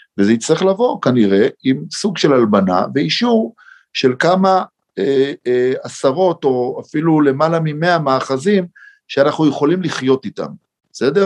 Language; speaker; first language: Hebrew; native; Hebrew